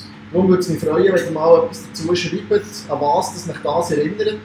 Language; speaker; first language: German; native; German